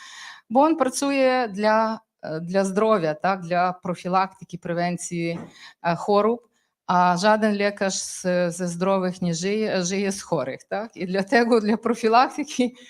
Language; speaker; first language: Polish; non-native, fluent; Ukrainian